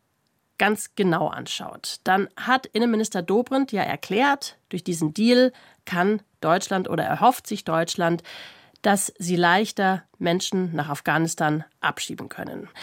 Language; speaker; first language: German; native; German